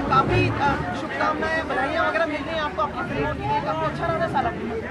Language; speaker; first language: Hindi; native; Hindi